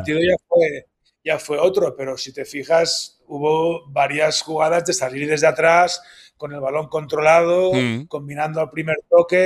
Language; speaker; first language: Spanish; native; Spanish